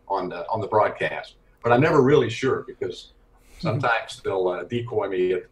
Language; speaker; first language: English; native; English